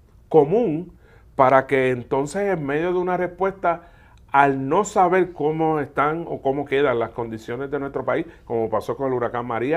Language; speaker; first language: Spanish; native; Spanish